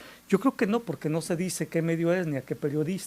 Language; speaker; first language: Spanish; native; Spanish